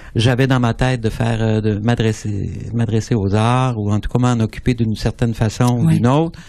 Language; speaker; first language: French; native; French